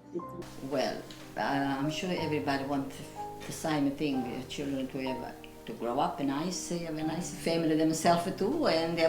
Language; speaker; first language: English; non-native, fluent; Italian